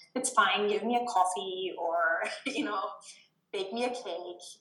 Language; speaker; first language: English; non-native, fluent; German